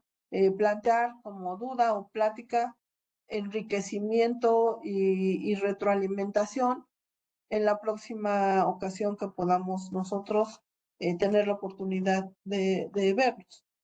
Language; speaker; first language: Spanish; native; Spanish